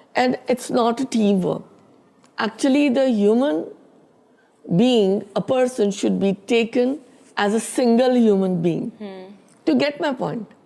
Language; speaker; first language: English; non-native, local second language; Urdu